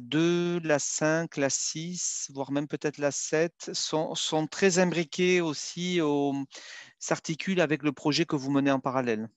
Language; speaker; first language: French; native; French